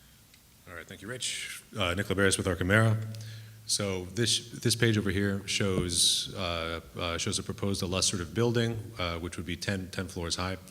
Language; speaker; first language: English; native; English